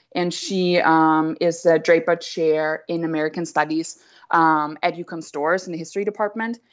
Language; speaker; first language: English; non-native, fluent; German